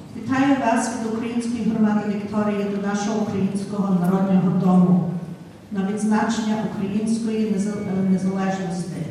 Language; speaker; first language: Ukrainian; early bilingual, heritage; Ukrainian